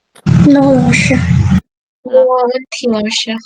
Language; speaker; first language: Chinese; non-native, learner; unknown